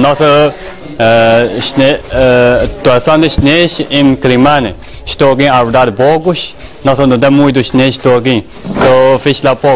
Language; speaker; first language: Portuguese; non-native, learner; Chinese